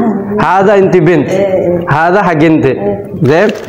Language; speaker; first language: Arabic; non-native, learner; Telugu